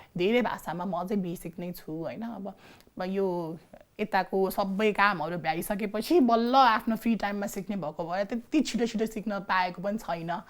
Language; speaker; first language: Nepali; native; Nepali